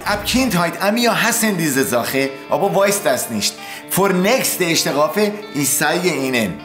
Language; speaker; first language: German; non-native, learner; Persian